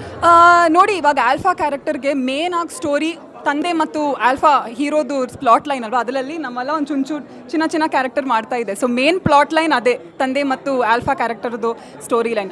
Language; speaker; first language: Kannada; non-native, learner; Malayalam